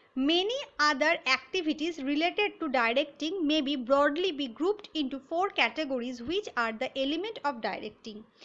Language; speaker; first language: English; non-native, local second language; Bangla